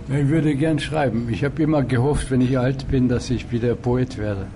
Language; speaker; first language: German; non-native, fluent; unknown